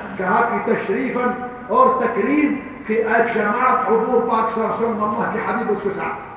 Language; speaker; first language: Urdu; non-native, learner; Arabic